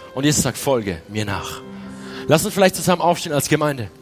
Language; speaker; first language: German; native; German